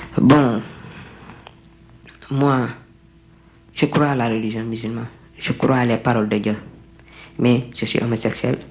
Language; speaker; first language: French; non-native, local second language; Wolof